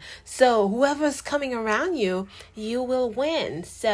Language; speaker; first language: English; non-native, fluent; Haitian Creole